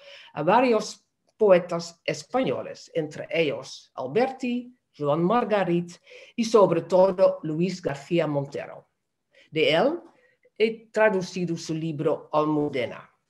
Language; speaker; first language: Spanish; non-native, fluent; Dutch